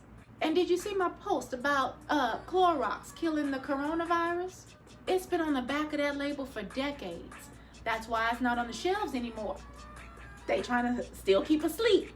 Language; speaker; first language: English; native; English